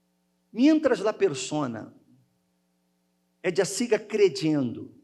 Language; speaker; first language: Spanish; non-native, learner; Portuguese